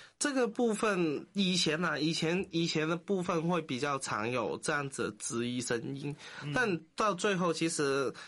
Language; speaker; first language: Chinese; non-native, local second language; Cantonese